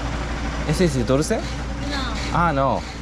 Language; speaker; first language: Portuguese; non-native, learner; Japanese